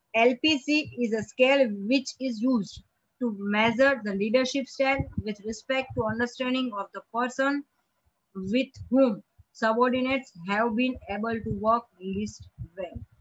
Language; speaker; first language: English; non-native, local second language; Gujarati